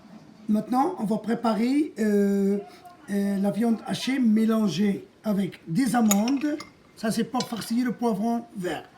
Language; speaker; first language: French; non-native, local second language; Arabic